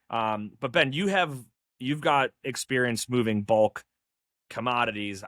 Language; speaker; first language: English; native; English